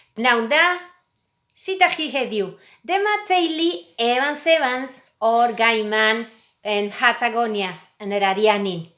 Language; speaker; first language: Welsh; non-native, fluent; Spanish